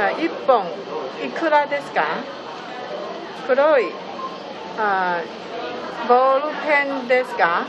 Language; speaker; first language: Japanese; non-native, learner; Chinese